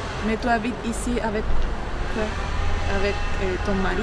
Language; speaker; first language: French; non-native, learner; Spanish